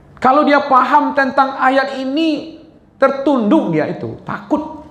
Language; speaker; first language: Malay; non-native, local second language; Minangkabau